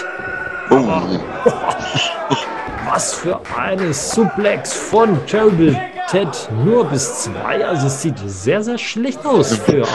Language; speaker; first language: German; native; German